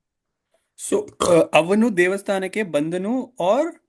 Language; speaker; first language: Kannada; non-native, learner; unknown